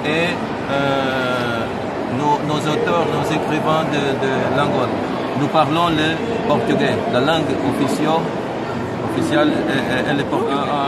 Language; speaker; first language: French; non-native, fluent; Portuguese